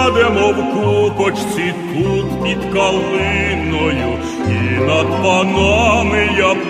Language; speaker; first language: Russian; non-native, local second language; Ukrainian